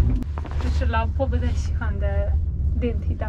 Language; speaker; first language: Chinese; non-native, fluent; Polish